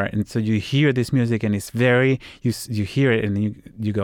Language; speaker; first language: English; non-native, fluent; Spanish